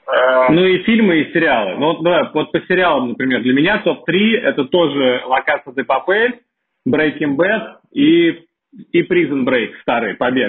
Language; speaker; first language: Russian; native; Russian